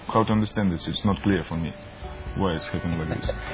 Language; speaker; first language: English; non-native, learner; Russian